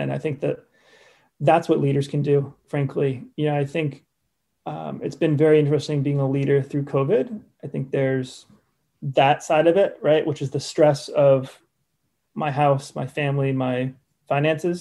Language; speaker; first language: English; native; English